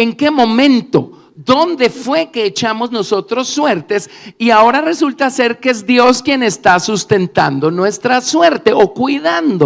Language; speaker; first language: Spanish; native; Spanish